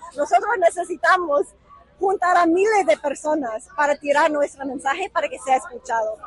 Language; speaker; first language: Spanish; non-native, fluent; English